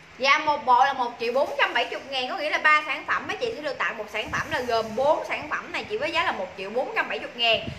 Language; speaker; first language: Vietnamese; native; Vietnamese